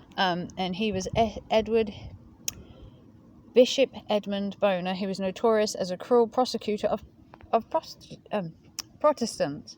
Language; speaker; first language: English; native; English